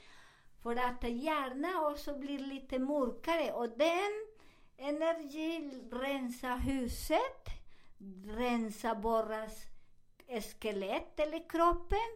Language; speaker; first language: Swedish; non-native, learner; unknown